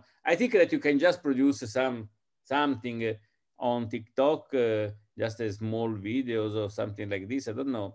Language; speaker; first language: English; non-native, fluent; Italian